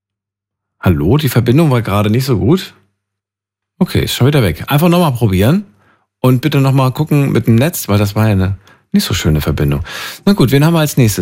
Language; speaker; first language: German; native; German